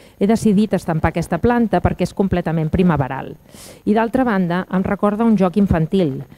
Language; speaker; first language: Catalan; native; Catalan